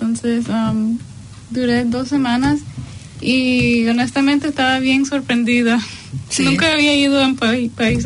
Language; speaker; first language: Spanish; early bilingual, heritage; Spanish